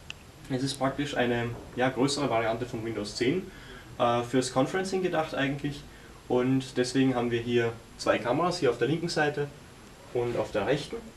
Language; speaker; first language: German; native; German